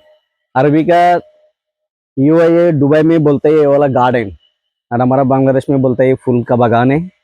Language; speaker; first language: Hindi; non-native, learner; Bangla